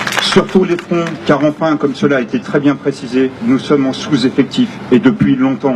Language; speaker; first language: French; native; French